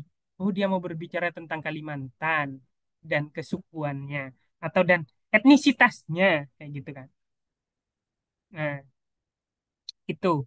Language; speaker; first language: Indonesian; native; Indonesian